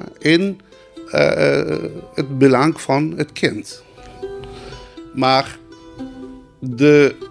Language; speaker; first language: Dutch; non-native, local second language; Spanish